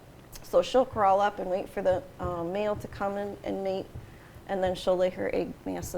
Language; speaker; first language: English; native; English